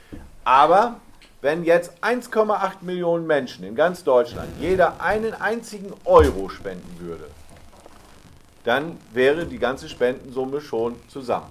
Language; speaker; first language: German; native; German